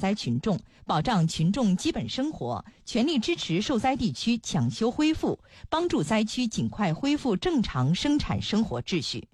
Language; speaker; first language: Chinese; native; Chinese